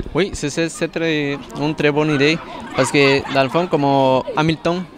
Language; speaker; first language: French; non-native, learner; Spanish